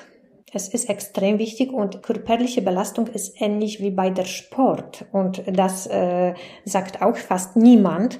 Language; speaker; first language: German; non-native, fluent; Polish